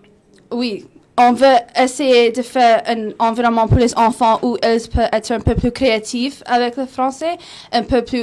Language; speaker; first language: French; non-native, local second language; English